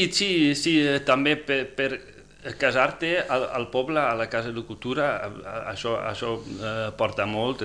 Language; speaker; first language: Catalan; non-native, fluent; Dutch